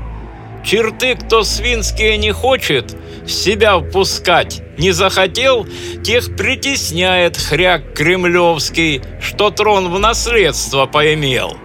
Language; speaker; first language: Russian; native; Russian